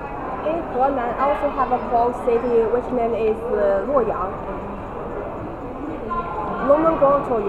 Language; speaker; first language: English; non-native, learner; Chinese